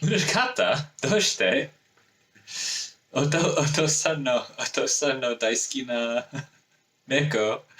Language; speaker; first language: Japanese; non-native, learner; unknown